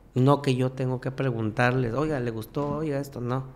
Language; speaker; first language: Spanish; native; Spanish